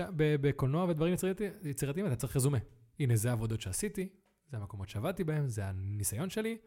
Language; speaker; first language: Hebrew; early bilingual, other home language; Spanish